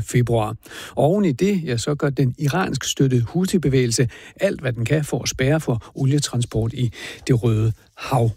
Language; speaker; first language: Danish; native; Danish